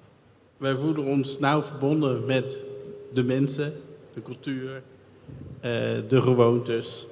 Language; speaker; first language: Dutch; early bilingual, other home language; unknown